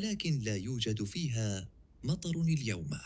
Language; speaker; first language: Arabic; non-native, learner; English